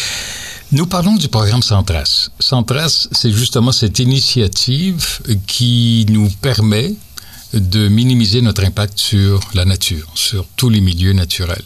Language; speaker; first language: French; native; French